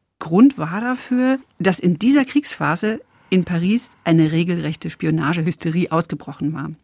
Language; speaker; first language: German; native; German